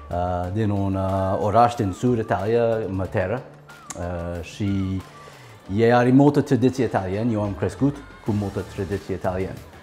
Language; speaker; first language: Romanian; non-native, learner; English